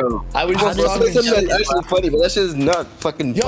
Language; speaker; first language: English; native; English